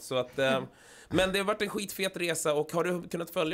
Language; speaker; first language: Swedish; native; Swedish